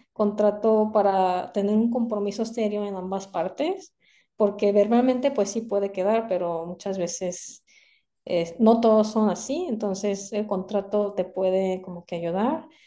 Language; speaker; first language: Spanish; non-native, fluent; Korean